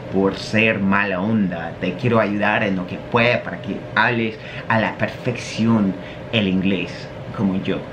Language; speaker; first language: Spanish; non-native, fluent; English